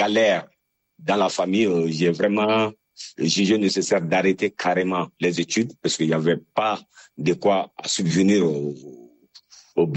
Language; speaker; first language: French; non-native, local second language; Bambara